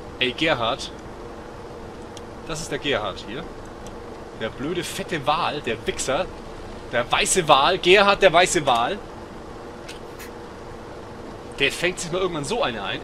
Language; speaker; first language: German; native; German